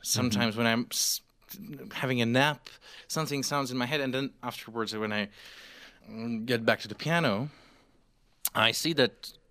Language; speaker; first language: English; non-native, fluent; Russian